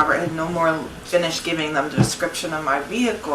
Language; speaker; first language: English; native; English